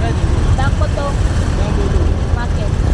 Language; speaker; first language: English; non-native, local second language; Yoruba